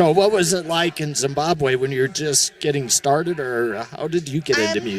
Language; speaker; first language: English; native; English